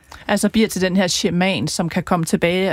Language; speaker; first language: Danish; native; Danish